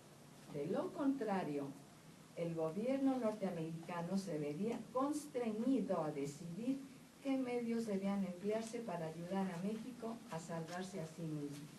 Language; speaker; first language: Spanish; native; Spanish